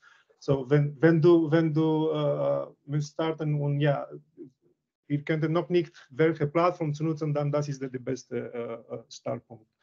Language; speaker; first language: German; non-native, learner; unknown